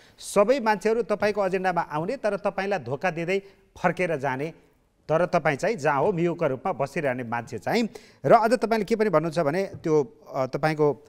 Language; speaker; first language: Nepali; native; Nepali